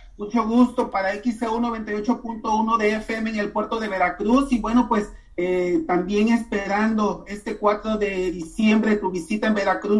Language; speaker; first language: Spanish; native; Spanish